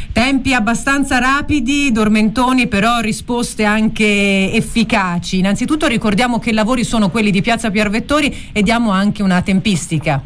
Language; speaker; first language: Italian; native; Italian